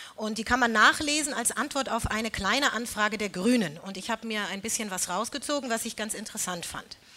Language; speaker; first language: German; native; German